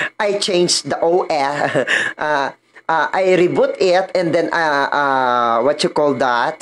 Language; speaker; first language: English; non-native, learner; Filipino